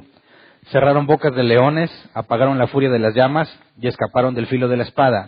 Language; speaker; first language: Spanish; native; Spanish